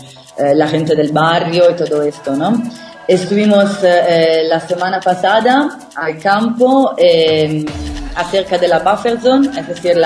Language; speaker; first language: Spanish; non-native, fluent; Italian